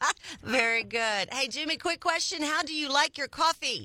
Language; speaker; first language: English; native; English